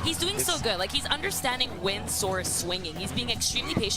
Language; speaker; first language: English; native; English